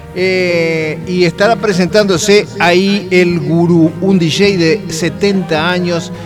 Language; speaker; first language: Spanish; native; Spanish